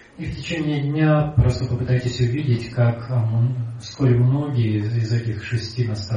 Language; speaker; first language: Russian; native; Russian